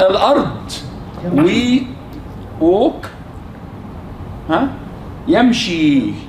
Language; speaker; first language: Arabic; non-native, fluent; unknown